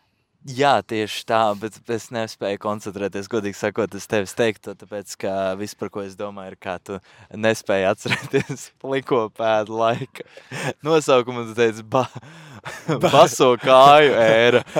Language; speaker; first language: Latvian; native; Latvian